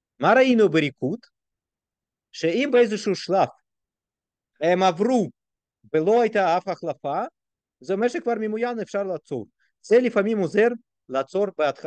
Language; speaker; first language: Hebrew; non-native, fluent; Russian